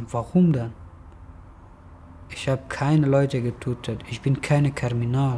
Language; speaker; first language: German; non-native, learner; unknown